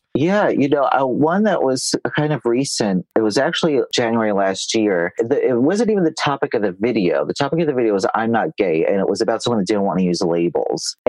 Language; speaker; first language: English; native; English